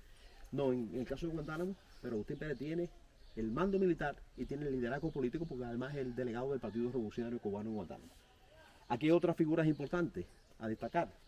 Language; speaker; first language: Spanish; native; Spanish